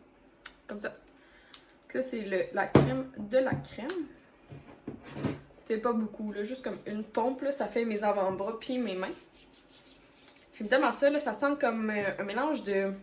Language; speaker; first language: French; native; French